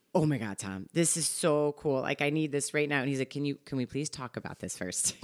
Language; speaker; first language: English; native; English